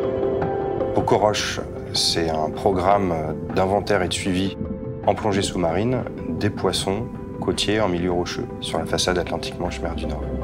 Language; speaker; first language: French; native; French